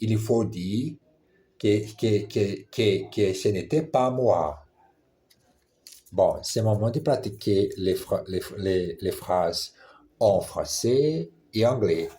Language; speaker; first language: French; non-native, learner; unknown